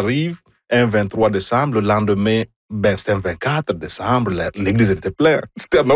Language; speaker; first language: French; non-native, fluent; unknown